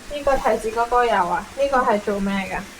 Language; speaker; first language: Chinese; native; Chinese